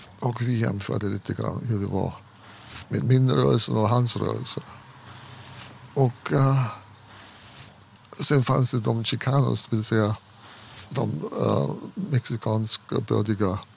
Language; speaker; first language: Swedish; non-native, fluent; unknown